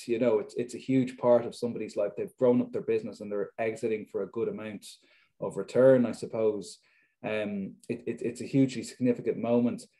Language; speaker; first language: English; native; English